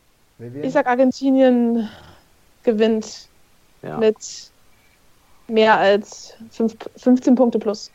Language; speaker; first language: German; native; German